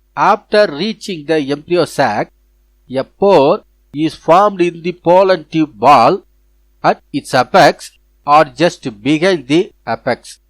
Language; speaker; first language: English; non-native, local second language; Tamil